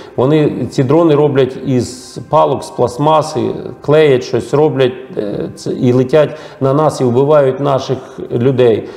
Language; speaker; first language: Ukrainian; native; Ukrainian